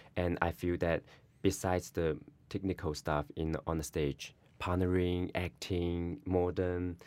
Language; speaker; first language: English; non-native, learner; Chinese